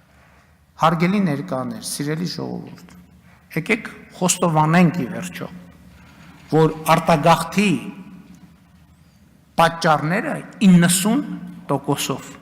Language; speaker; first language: Armenian; native; Armenian